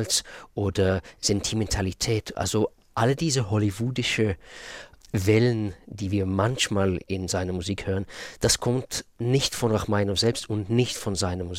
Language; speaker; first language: German; non-native, fluent; Russian